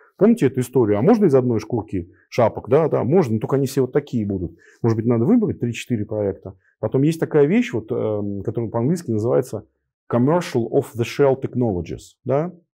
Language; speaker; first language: Russian; native; Russian